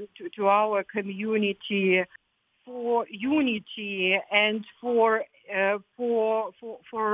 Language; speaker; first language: English; non-native, fluent; Ukrainian